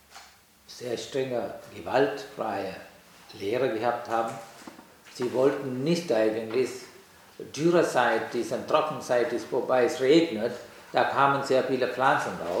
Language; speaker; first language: German; non-native, learner; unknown